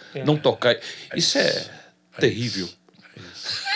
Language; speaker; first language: Portuguese; native; Portuguese